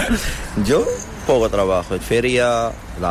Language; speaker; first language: Spanish; non-native, learner; Arabic